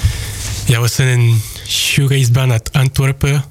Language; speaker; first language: Dutch; non-native, fluent; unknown